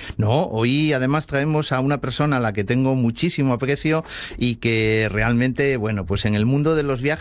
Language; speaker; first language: Spanish; native; Spanish